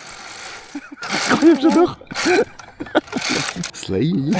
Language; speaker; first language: French; native; French